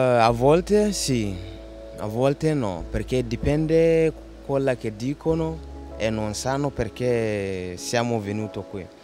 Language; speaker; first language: Italian; non-native, learner; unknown